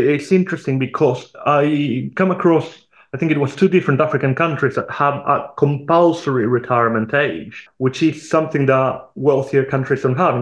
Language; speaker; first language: English; non-native, fluent; Spanish